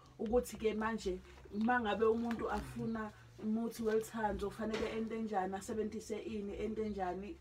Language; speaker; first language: Zulu; non-native, local second language; Swati